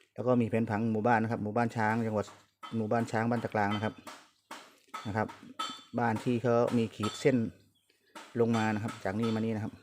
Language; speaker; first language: Thai; native; Thai